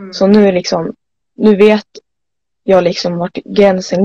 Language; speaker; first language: Swedish; native; Swedish